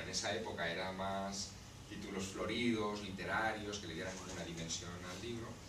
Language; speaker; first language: Spanish; native; Spanish